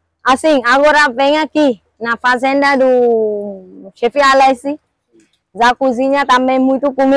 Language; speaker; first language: Portuguese; non-native, learner; Vietnamese